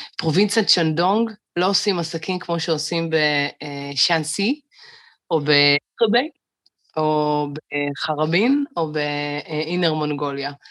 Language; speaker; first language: Hebrew; native; Hebrew